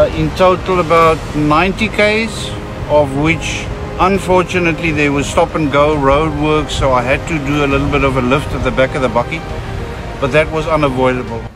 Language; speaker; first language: English; non-native, local second language; Afrikaans